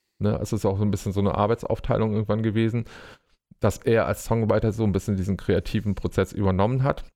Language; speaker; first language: German; native; German